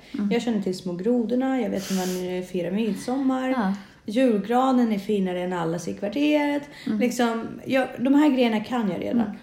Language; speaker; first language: Swedish; early bilingual, other home language; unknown